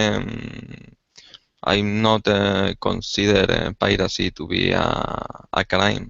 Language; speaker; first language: English; non-native, learner; Spanish